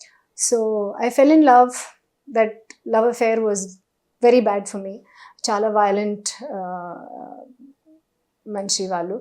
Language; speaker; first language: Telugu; non-native, learner; Hindi